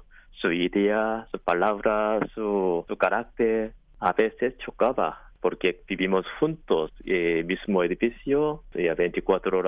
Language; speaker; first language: Spanish; non-native, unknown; Korean